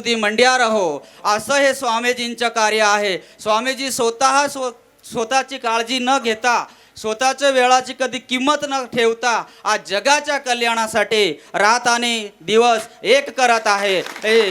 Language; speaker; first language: Marathi; non-native, local second language; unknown